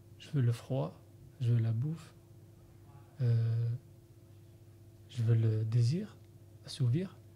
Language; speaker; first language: French; non-native, fluent; Arabic